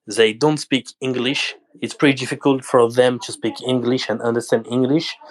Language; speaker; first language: English; non-native, learner; French